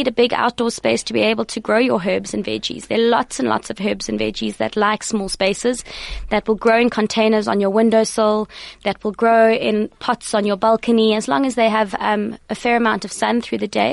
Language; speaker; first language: English; native; English